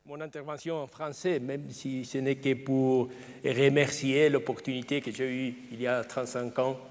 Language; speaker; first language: French; non-native, fluent; Spanish